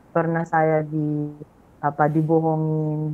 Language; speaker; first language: Indonesian; non-native, fluent; Filipino